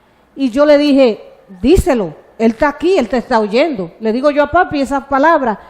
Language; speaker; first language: Spanish; native; Spanish